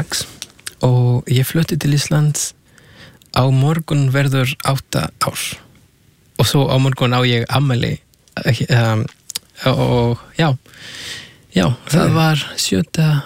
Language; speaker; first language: Icelandic; non-native, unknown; Spanish